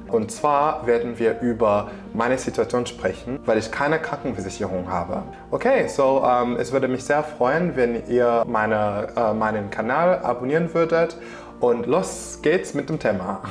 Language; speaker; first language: German; non-native, fluent; English